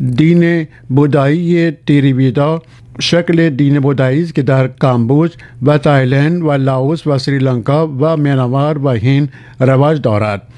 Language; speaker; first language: Persian; non-native, fluent; Urdu